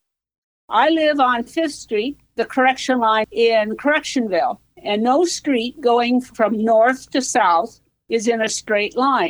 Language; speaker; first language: English; native; English